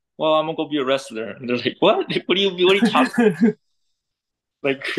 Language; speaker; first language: English; native; English